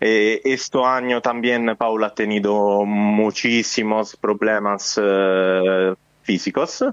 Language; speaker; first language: Spanish; non-native, fluent; Italian